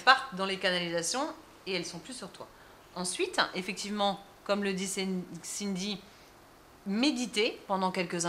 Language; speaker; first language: French; native; French